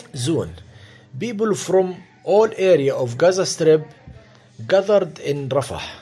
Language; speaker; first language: English; non-native, fluent; Arabic